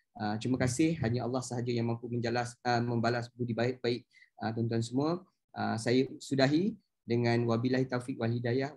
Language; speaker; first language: Malay; native; Malay